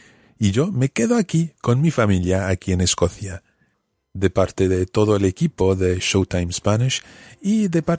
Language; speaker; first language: Spanish; non-native, fluent; English